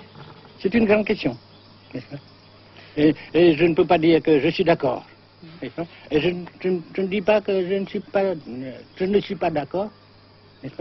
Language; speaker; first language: French; non-native, fluent; Vietnamese